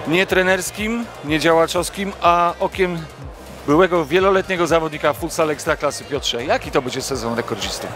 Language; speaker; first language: Polish; native; Polish